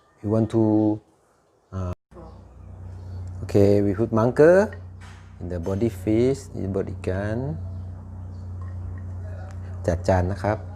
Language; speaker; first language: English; non-native, learner; Thai